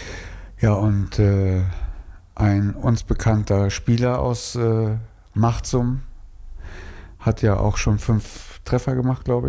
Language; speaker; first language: German; native; German